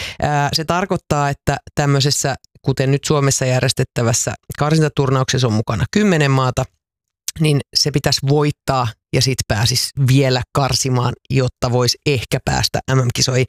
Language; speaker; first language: Finnish; native; Finnish